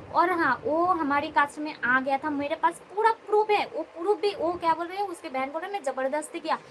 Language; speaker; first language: Hindi; non-native, local second language; Bangla